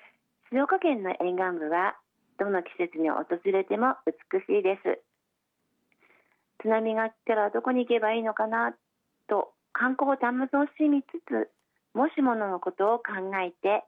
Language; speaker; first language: Japanese; native; Japanese